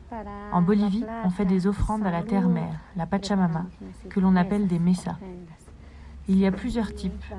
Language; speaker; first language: French; native; French